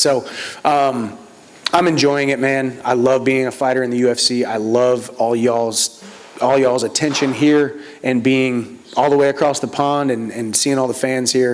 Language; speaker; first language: English; native; English